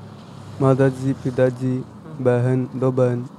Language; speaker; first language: Hindi; non-native, local second language; Malayalam